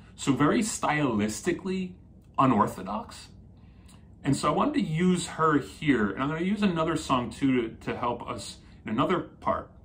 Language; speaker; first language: English; native; English